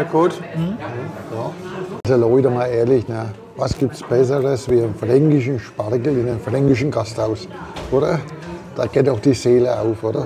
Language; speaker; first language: German; native; German